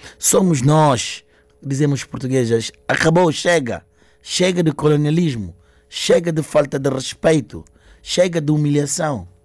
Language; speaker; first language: Portuguese; non-native, local second language; Upper Guinea Crioulo